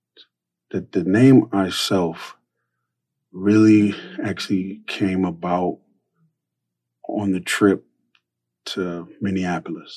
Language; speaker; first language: English; native; English